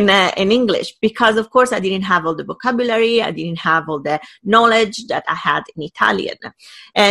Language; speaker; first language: English; non-native, fluent; Italian